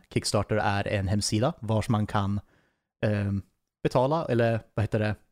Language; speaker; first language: Swedish; native; Swedish